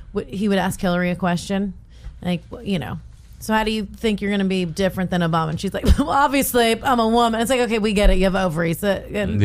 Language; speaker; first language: English; native; English